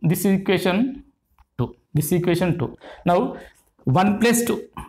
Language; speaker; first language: English; non-native, local second language; Telugu